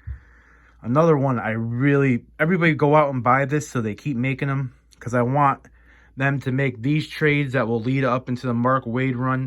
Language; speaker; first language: English; native; English